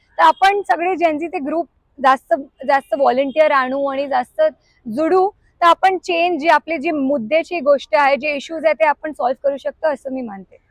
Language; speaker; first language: Marathi; non-native, local second language; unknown